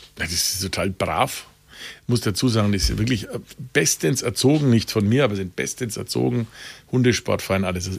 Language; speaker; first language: German; native; German